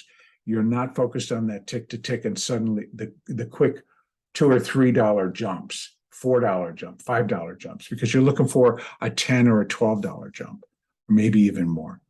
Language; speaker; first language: English; native; English